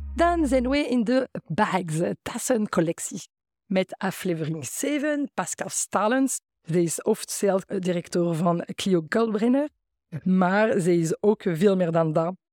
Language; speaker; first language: Dutch; non-native, fluent; French